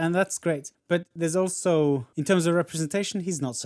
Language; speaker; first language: English; non-native, fluent; Norwegian